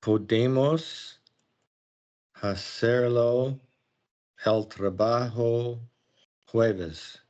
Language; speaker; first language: Spanish; non-native, learner; English